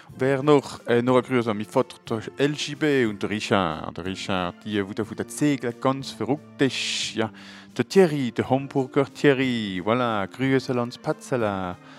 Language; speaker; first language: German; non-native, local second language; French